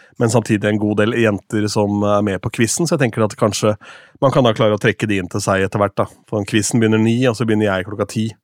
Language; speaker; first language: Norwegian; native; Norwegian